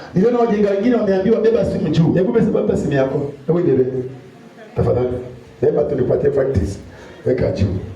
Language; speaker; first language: Swahili; non-native, local second language; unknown